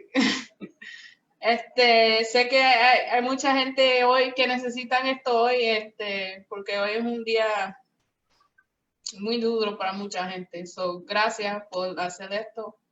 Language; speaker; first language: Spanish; early bilingual, heritage; Spanish